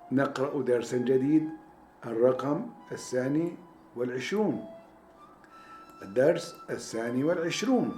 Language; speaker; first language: Arabic; non-native, fluent; Turkish